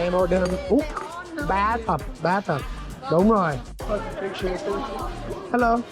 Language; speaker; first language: Vietnamese; non-native, learner; English